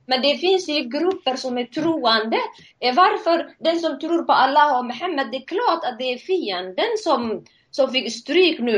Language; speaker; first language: Swedish; non-native, fluent; Somali